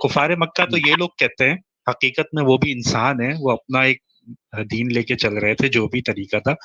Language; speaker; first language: Urdu; native; Urdu